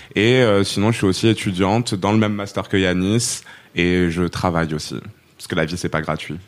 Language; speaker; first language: French; non-native, local second language; Arabic